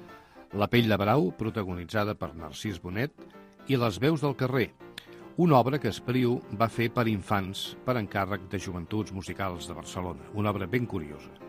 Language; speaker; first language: Catalan; native; Catalan